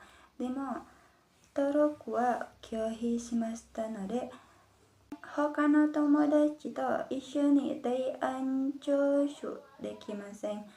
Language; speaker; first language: Japanese; non-native, learner; Indonesian